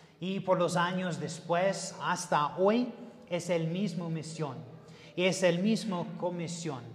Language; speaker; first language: Spanish; non-native, learner; English